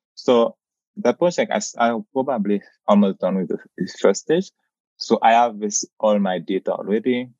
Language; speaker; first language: English; non-native, fluent; Haitian Creole